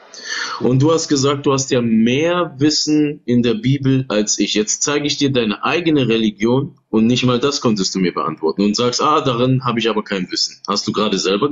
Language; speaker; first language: German; native; German